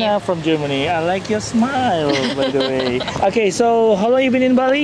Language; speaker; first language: English; non-native, learner; Indonesian